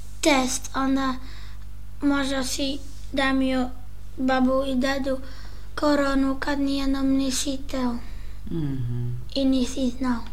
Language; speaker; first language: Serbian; early bilingual, heritage; Serbian